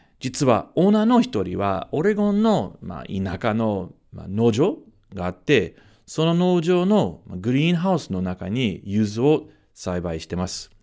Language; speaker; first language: Japanese; non-native, fluent; English